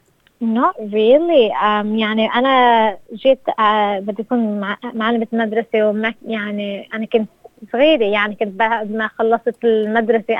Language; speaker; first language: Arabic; early bilingual, heritage; Arabic